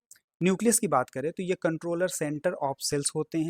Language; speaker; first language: Hindi; native; Hindi